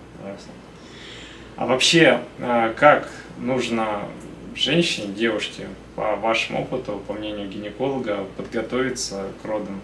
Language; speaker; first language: Russian; native; Russian